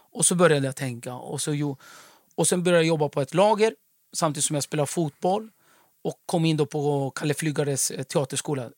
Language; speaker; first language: Swedish; early bilingual, other home language; Kurdish